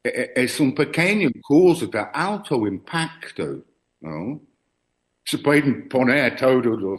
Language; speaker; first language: Spanish; non-native, learner; English